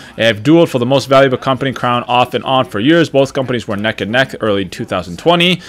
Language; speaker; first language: English; early bilingual, other home language; Japanese